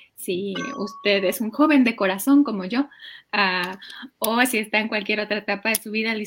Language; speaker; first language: Spanish; native; Spanish